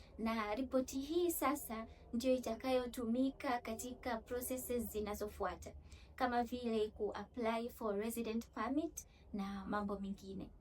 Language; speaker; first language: Swahili; native; Swahili